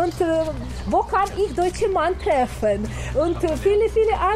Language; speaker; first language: German; non-native, learner; Ukrainian